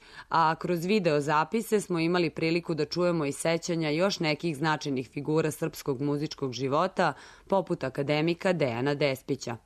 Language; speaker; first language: Serbian; native; Serbian